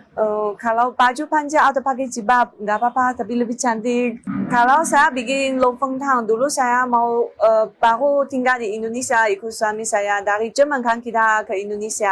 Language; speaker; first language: Indonesian; non-native, learner; Chinese